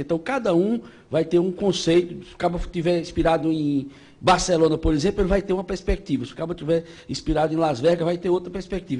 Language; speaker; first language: Portuguese; native; Portuguese